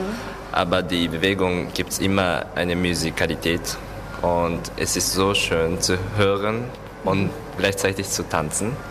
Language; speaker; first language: German; non-native, learner; Japanese